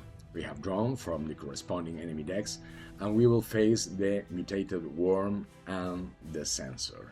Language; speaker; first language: English; non-native, fluent; Spanish